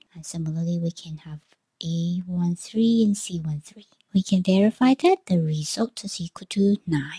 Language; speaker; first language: English; non-native, fluent; Chinese